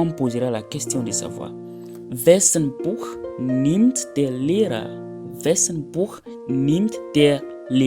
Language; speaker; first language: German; non-native, fluent; French